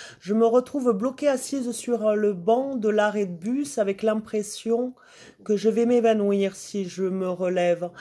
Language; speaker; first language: French; native; French